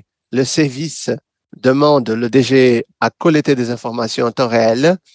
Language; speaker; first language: French; non-native, fluent; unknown